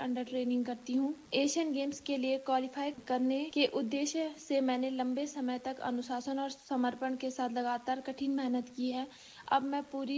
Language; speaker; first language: Hindi; native; Hindi